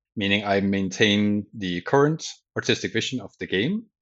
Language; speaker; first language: English; non-native, fluent; Danish